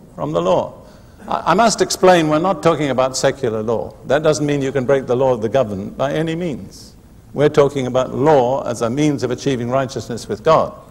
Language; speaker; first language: English; native; English